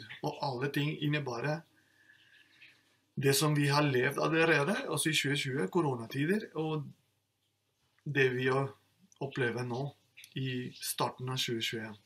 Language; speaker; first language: Norwegian; non-native, fluent; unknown